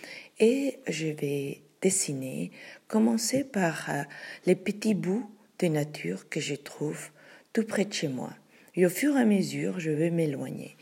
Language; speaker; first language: French; non-native, fluent; Spanish